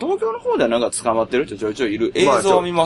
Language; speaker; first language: Japanese; native; Japanese